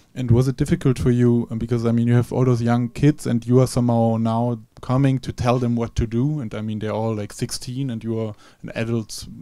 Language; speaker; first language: English; non-native, fluent; German